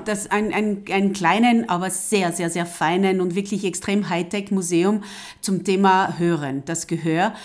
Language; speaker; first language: German; non-native, fluent; French